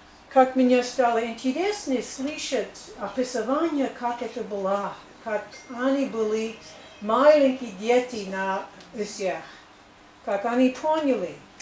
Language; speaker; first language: Russian; non-native, learner; English